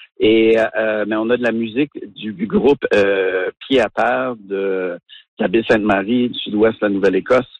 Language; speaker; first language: French; native; French